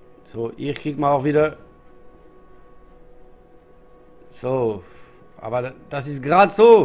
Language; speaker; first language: German; non-native, learner; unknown